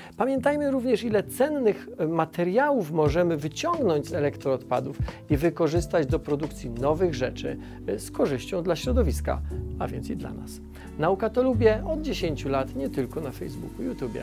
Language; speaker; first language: Polish; native; Polish